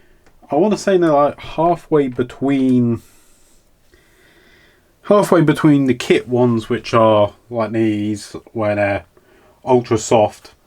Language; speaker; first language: English; native; English